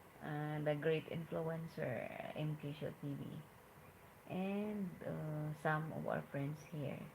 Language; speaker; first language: English; non-native, learner; Hiligaynon